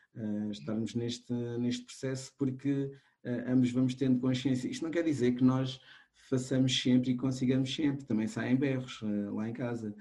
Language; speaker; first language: Portuguese; non-native, local second language; Kabuverdianu